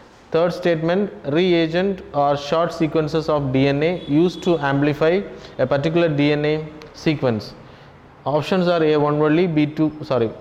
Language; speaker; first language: English; non-native, local second language; Tamil